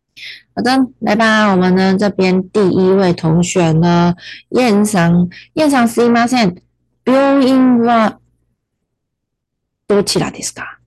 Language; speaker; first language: Japanese; non-native, fluent; Chinese